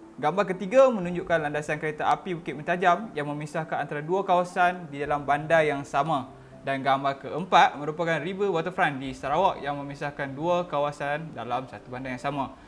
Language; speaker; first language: Malay; native; Malay